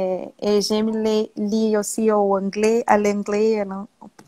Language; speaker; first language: French; non-native, learner; Portuguese